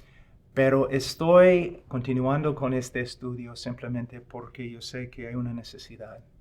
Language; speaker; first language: Spanish; non-native, fluent; English